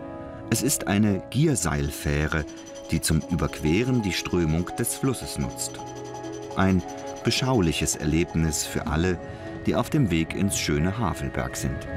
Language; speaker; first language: German; native; German